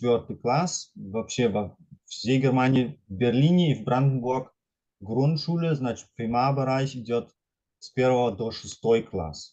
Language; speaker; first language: Russian; non-native, fluent; German